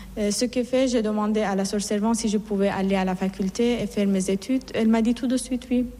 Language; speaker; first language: French; non-native, fluent; Persian